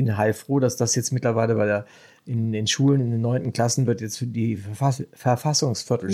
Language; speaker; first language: German; native; German